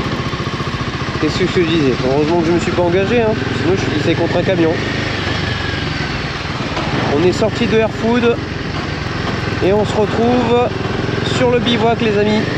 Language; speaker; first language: French; native; French